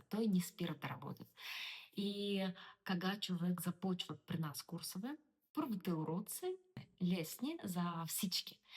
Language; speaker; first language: Bulgarian; non-native, learner; Russian